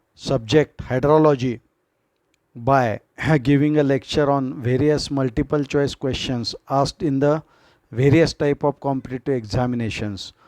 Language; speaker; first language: English; non-native, local second language; Marathi